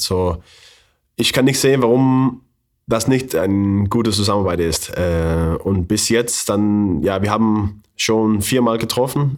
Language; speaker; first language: German; non-native, fluent; Danish